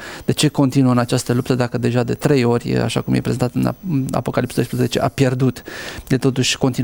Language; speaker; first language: Romanian; native; Romanian